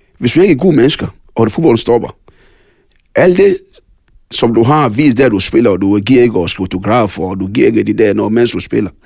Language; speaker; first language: Danish; non-native, fluent; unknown